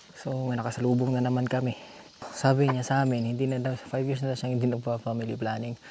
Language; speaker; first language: Filipino; non-native, local second language; Cebuano